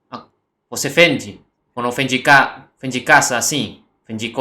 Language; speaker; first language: Portuguese; non-native, learner; Indonesian